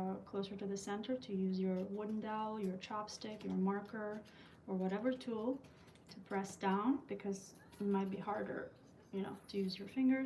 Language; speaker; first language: English; early bilingual, other home language; Albanian